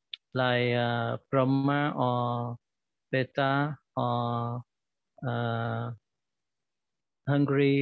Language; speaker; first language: English; non-native, learner; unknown